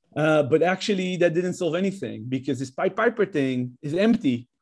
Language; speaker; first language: English; non-native, fluent; Hebrew